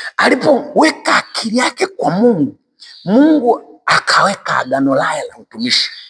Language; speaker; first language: Swahili; native; Swahili